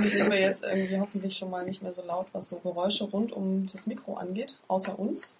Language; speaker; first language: German; native; German